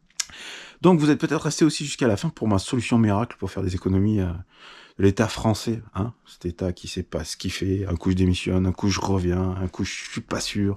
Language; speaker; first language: French; native; French